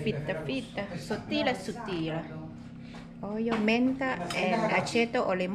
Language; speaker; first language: Italian; non-native, learner; Thai